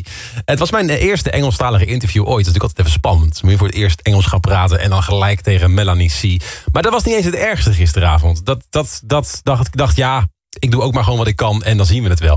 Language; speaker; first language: Dutch; native; Dutch